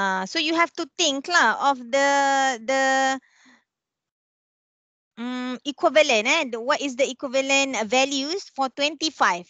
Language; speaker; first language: English; non-native, local second language; Malay